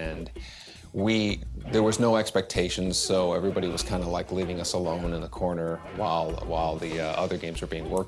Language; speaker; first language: English; native; English